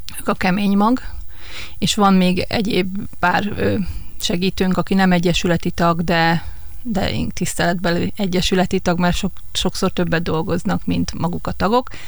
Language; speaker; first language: Hungarian; native; Hungarian